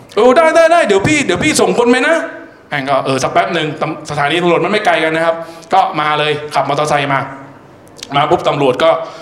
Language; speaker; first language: Thai; native; Thai